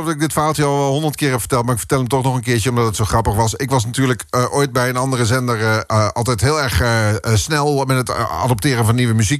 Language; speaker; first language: Dutch; native; Dutch